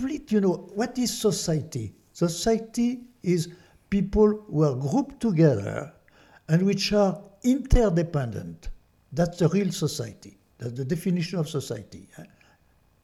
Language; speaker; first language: English; non-native, fluent; French